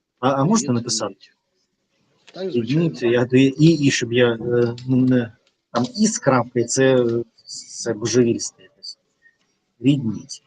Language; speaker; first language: Ukrainian; non-native, learner; Russian